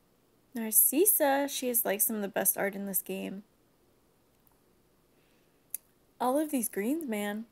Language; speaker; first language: English; native; English